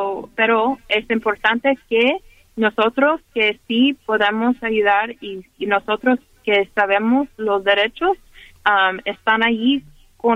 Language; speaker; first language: Spanish; early bilingual, heritage; Spanish